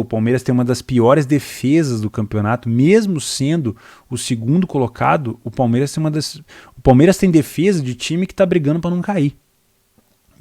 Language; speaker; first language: Portuguese; native; Portuguese